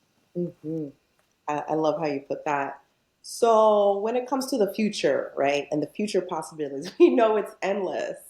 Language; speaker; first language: English; native; English